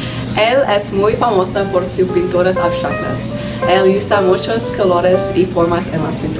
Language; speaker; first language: Spanish; non-native, learner; English